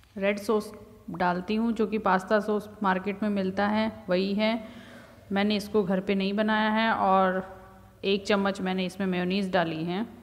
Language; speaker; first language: Hindi; native; Hindi